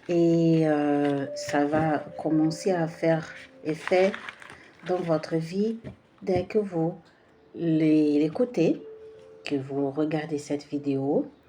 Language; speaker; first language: French; non-native, fluent; Portuguese